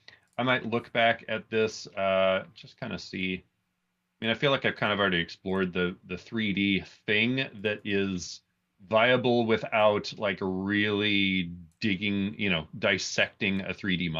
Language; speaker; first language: English; native; English